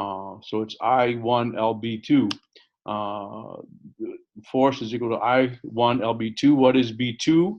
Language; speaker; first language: English; native; English